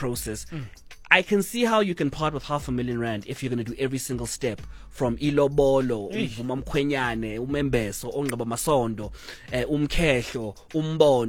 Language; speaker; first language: English; non-native, local second language; Zulu